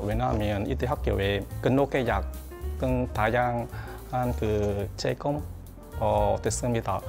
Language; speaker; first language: Korean; non-native, learner; Vietnamese